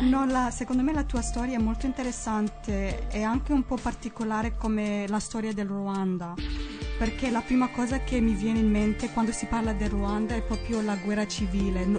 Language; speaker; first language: Italian; non-native, fluent; English